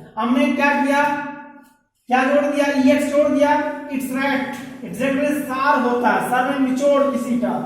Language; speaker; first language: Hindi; native; Hindi